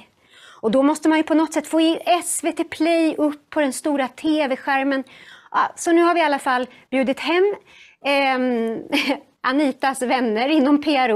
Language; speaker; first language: Swedish; native; Swedish